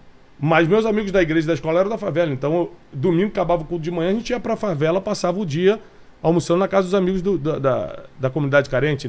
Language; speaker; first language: Portuguese; native; Portuguese